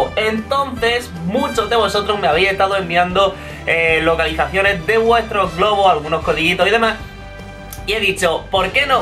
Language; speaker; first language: Spanish; native; Spanish